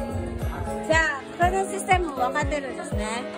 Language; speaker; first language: Japanese; non-native, learner; Filipino